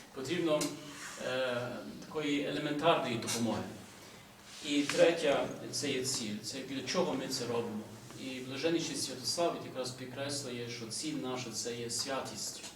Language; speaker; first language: Ukrainian; early bilingual, heritage; Ukrainian